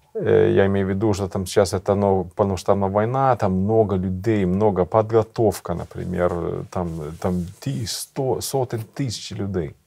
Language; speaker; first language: Russian; non-native, learner; Swedish